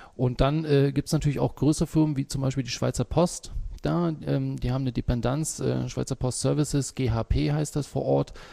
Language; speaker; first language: German; native; German